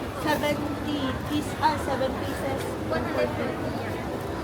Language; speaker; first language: English; non-native, local second language; Filipino